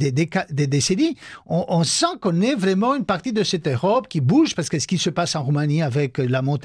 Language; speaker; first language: French; non-native, fluent; Romanian